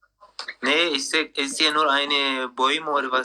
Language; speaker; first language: German; non-native, learner; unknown